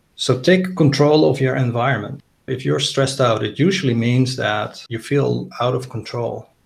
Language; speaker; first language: English; non-native, fluent; Dutch